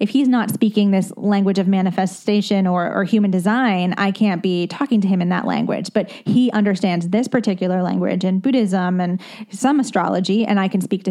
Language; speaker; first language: English; native; English